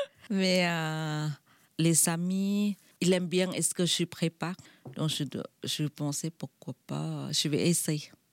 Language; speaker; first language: French; non-native, learner; Thai